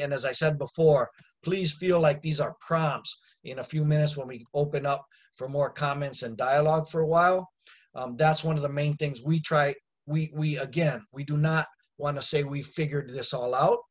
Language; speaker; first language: English; native; English